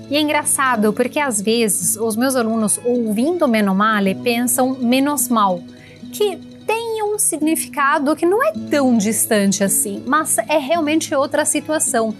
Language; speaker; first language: Portuguese; non-native, fluent; Italian